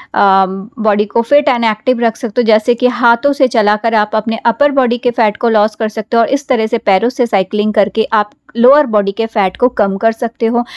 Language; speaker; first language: Hindi; native; Hindi